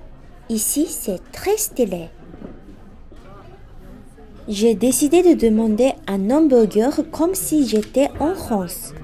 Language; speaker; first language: French; non-native, fluent; Japanese